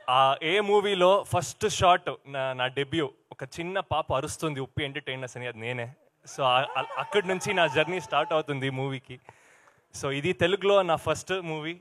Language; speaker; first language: Telugu; non-native, learner; Kannada